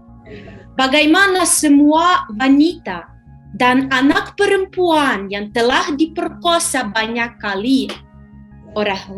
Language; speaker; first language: Indonesian; non-native, fluent; Ukrainian